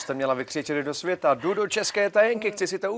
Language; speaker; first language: Czech; native; Czech